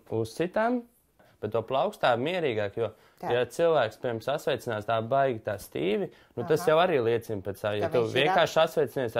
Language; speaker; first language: Latvian; native; Latvian